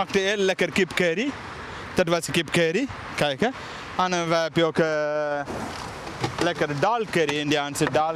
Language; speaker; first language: Dutch; non-native, learner; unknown